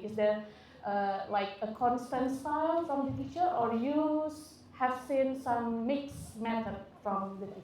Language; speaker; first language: English; non-native, fluent; Indonesian